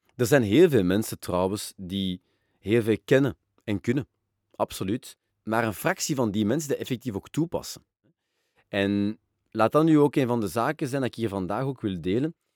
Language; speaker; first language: Dutch; non-native, local second language; French